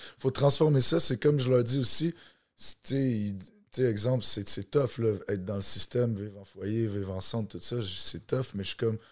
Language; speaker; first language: French; native; French